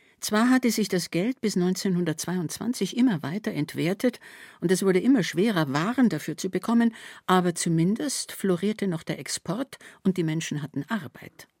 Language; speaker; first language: German; native; German